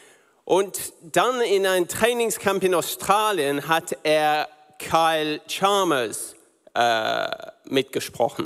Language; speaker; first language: German; non-native, learner; English